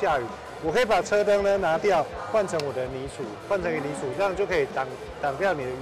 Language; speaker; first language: Chinese; native; Chinese